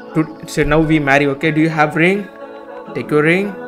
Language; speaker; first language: English; non-native, learner; Tamil